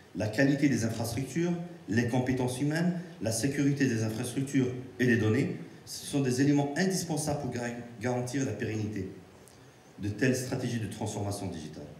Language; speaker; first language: French; non-native, local second language; Arabic